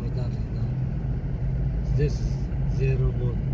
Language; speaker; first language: Russian; non-native, local second language; Tajik